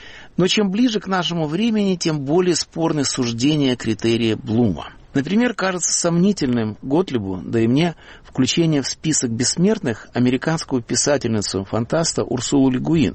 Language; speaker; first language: Russian; native; Russian